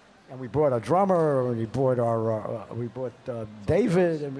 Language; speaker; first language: English; native; English